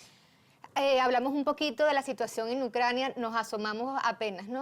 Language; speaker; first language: Spanish; native; Spanish